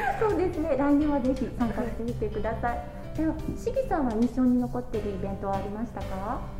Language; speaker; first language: Japanese; native; Japanese